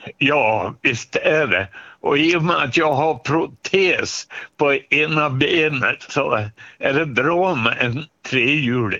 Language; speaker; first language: Swedish; native; Swedish